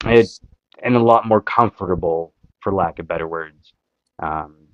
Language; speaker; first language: English; native; English